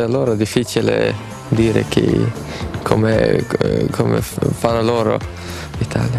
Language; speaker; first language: Italian; non-native, fluent; Swedish